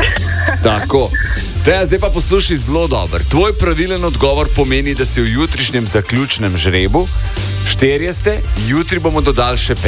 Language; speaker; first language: Slovenian; native; Slovenian